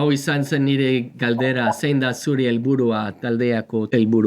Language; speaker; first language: Basque; non-native, learner; English